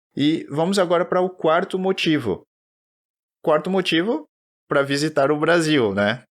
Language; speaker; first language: Portuguese; native; Portuguese